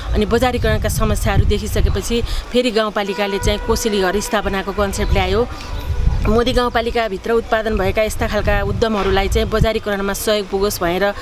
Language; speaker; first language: Nepali; native; Nepali